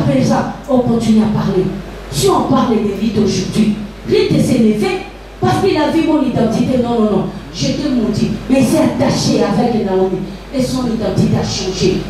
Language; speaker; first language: French; non-native, local second language; Lingala